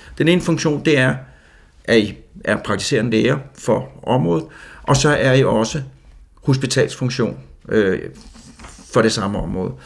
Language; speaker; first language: Danish; native; Danish